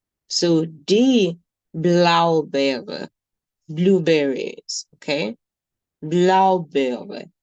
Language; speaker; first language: German; non-native, fluent; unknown